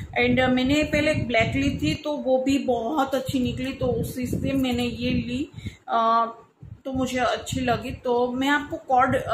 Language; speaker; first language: Hindi; non-native, local second language; Gujarati